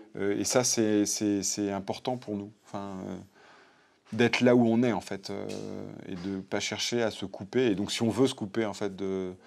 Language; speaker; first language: French; native; French